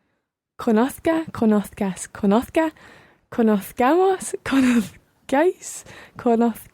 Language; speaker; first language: Spanish; non-native, learner; English